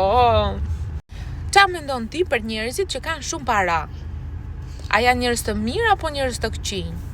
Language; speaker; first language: Albanian; native; Albanian